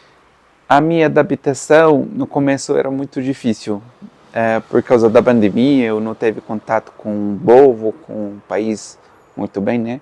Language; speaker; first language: Portuguese; non-native, fluent; Arabic